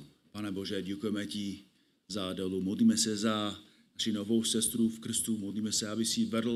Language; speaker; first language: Czech; non-native, fluent; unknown